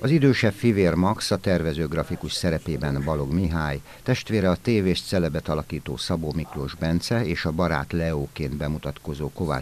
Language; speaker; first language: Hungarian; native; Hungarian